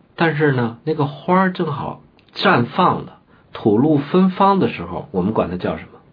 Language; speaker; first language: Chinese; native; Chinese